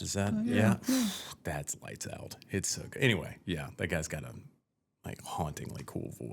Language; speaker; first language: English; native; English